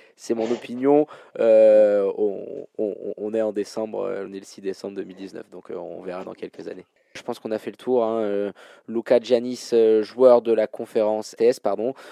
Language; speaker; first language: French; native; French